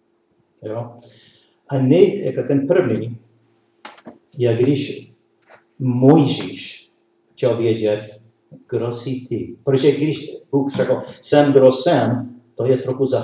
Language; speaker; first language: Czech; non-native, learner; English